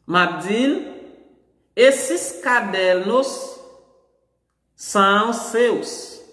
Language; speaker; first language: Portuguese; non-native, fluent; Haitian Creole